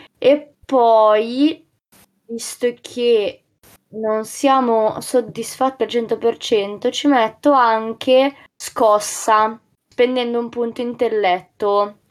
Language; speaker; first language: Italian; native; Italian